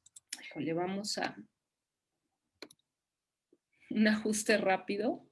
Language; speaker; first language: Spanish; native; Spanish